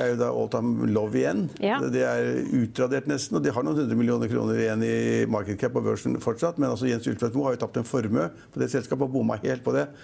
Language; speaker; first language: Norwegian; native; Norwegian